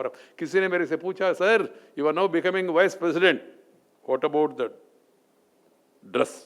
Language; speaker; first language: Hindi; non-native, local second language; Telugu